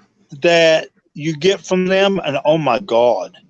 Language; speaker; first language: English; native; English